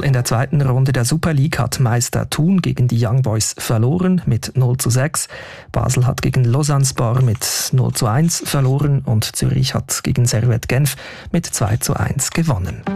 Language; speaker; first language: German; native; German